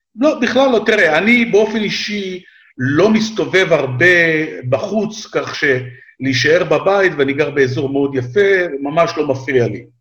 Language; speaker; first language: Hebrew; native; Hebrew